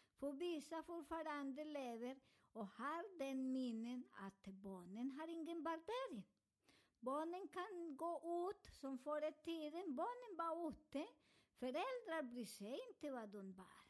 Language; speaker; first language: Swedish; non-native, learner; Spanish